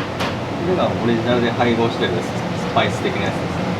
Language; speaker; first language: Japanese; native; Japanese